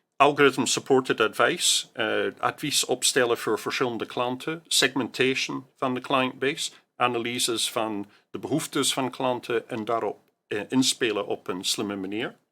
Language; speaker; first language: Dutch; non-native, fluent; English